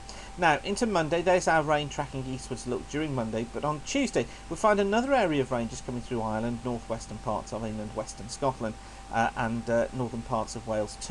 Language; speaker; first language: English; native; English